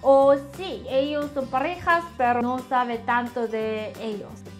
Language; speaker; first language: Spanish; non-native, learner; Korean